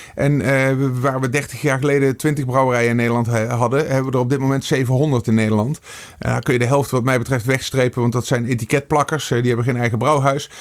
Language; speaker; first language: Dutch; native; Dutch